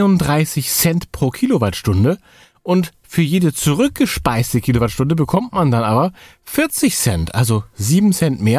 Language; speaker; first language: German; native; German